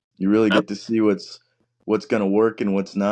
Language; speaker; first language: English; native; English